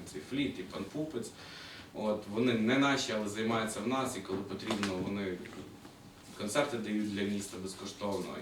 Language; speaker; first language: Ukrainian; native; Ukrainian